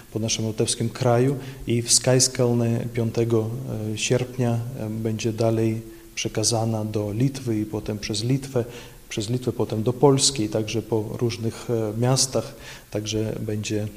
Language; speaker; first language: Polish; non-native, local second language; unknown